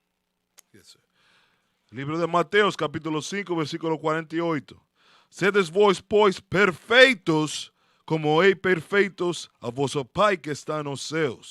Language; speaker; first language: Portuguese; non-native, learner; Spanish